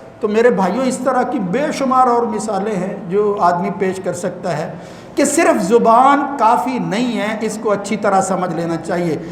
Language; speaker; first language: Urdu; non-native, local second language; Punjabi